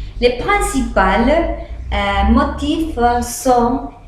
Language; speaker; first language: French; non-native, learner; Spanish